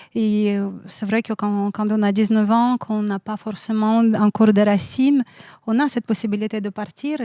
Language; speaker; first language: French; non-native, fluent; Russian